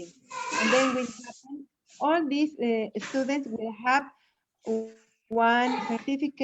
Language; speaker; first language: English; non-native, learner; Spanish